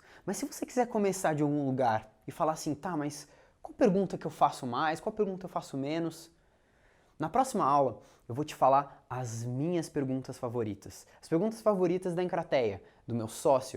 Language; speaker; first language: Portuguese; native; Portuguese